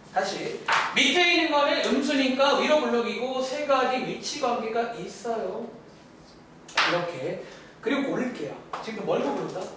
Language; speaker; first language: Korean; native; Korean